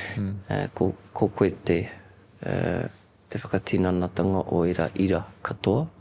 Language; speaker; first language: Māori; non-native, local second language; English